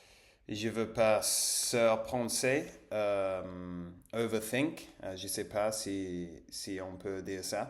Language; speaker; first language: French; non-native, learner; English